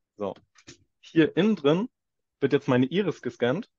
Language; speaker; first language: German; native; German